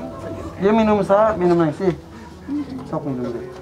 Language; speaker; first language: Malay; non-native, local second language; Sundanese